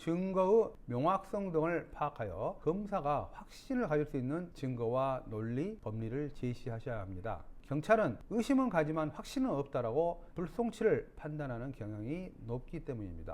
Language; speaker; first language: Korean; native; Korean